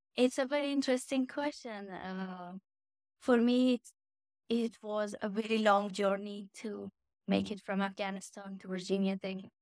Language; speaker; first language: English; non-native, fluent; Persian